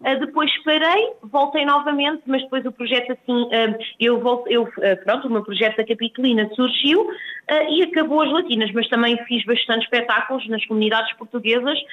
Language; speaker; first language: Portuguese; native; Portuguese